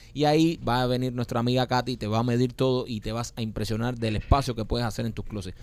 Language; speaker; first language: Spanish; native; Spanish